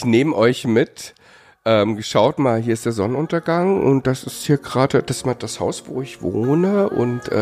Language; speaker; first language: German; native; German